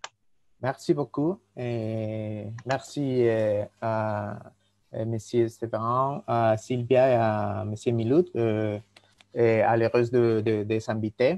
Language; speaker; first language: French; non-native, fluent; Spanish